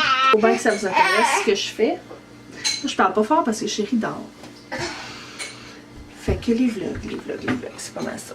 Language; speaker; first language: French; native; French